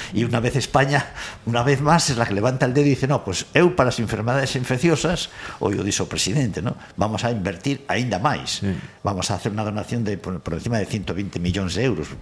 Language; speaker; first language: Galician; non-native, local second language; Spanish